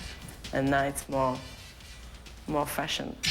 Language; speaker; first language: English; non-native, learner; French